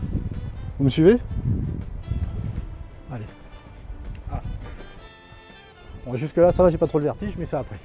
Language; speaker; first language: French; native; French